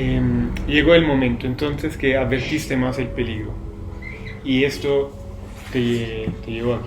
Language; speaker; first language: Spanish; non-native, fluent; Italian